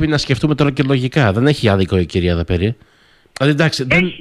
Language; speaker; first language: Greek; native; Greek